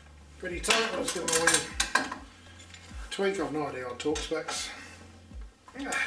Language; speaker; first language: English; native; English